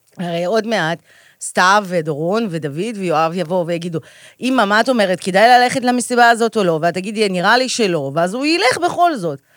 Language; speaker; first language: Hebrew; early bilingual, other home language; Russian